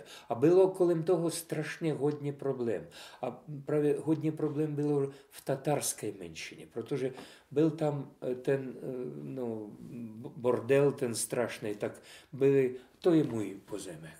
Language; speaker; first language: Czech; non-native, fluent; Russian